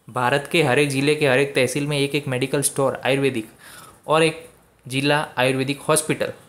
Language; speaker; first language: Hindi; non-native, local second language; Gujarati